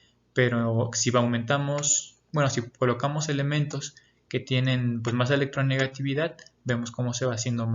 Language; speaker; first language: Spanish; native; Spanish